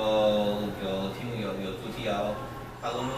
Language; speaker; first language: Chinese; non-native, learner; English